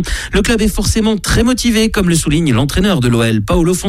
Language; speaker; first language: French; native; French